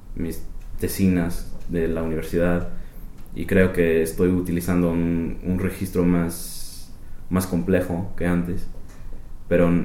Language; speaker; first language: Spanish; non-native, fluent; English